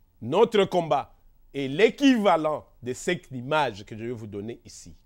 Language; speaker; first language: French; non-native, local second language; Kongo